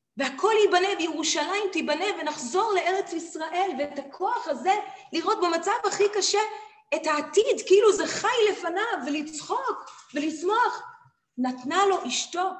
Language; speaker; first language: Hebrew; native; Hebrew